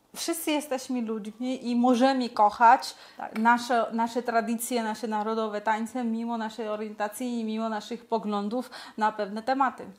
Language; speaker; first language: Polish; non-native, fluent; Georgian